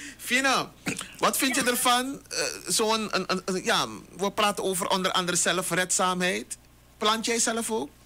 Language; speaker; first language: Dutch; native; Dutch